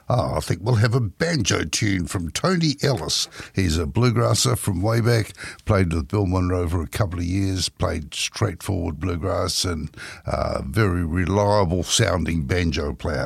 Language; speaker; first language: English; native; English